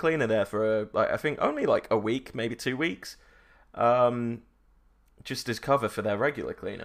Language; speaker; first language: English; native; English